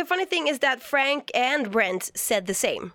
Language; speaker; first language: English; non-native, fluent; Swedish